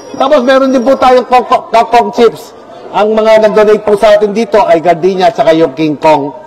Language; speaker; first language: Filipino; native; Filipino